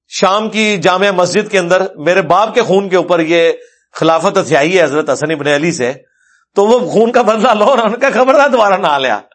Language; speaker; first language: Urdu; non-native, local second language; Punjabi